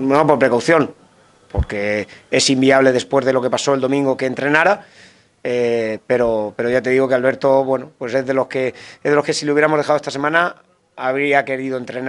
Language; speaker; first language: Spanish; native; Spanish